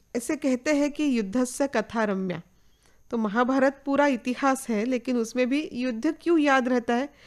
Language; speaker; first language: Hindi; non-native, local second language; Marathi